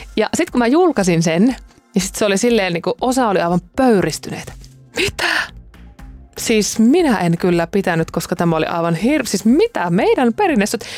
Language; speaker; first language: Finnish; native; Finnish